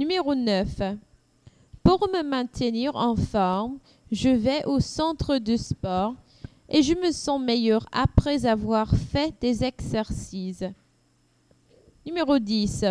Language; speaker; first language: French; non-native, learner; English